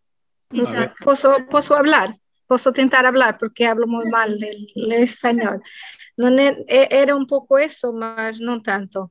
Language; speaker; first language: Spanish; non-native, learner; Portuguese